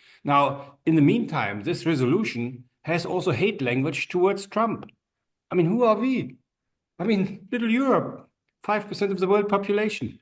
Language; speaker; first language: English; non-native, fluent; German